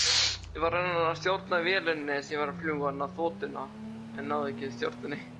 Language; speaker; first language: Icelandic; early bilingual, heritage; Icelandic